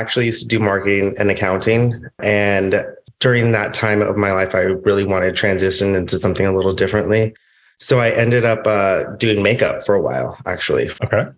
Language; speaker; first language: English; native; English